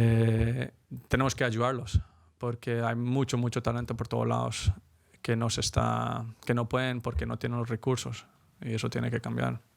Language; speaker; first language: Spanish; early bilingual, heritage; Spanish